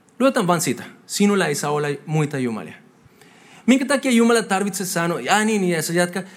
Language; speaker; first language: Finnish; non-native, fluent; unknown